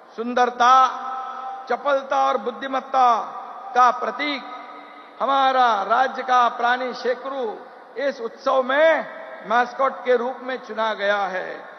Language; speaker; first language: Hindi; non-native, local second language; Marathi